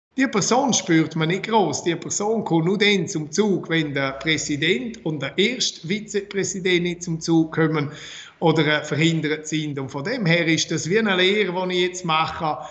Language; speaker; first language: German; non-native, local second language; Romansh